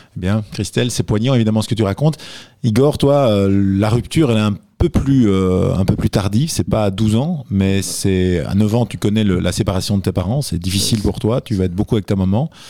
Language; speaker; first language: French; native; French